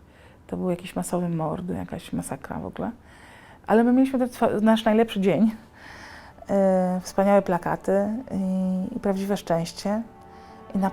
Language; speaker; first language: Polish; native; Polish